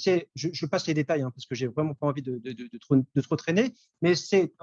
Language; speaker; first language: French; native; French